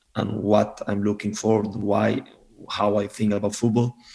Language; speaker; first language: English; non-native, fluent; Spanish